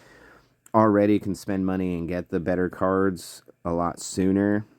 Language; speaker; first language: English; native; English